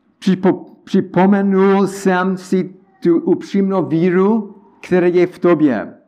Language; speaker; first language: Czech; non-native, learner; English